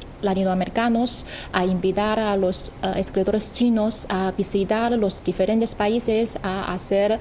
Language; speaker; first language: Spanish; non-native, fluent; Chinese